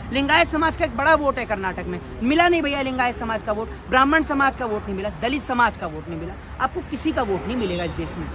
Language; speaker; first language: Hindi; native; Hindi